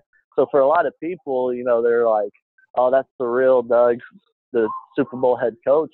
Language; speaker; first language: English; native; English